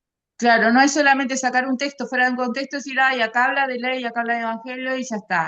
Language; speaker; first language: Spanish; native; Spanish